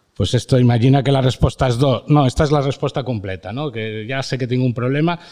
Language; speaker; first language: Spanish; non-native, local second language; Catalan